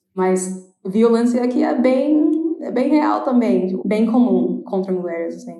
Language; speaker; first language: Portuguese; non-native, fluent; English